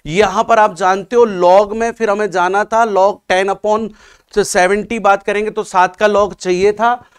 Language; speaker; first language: Hindi; native; Hindi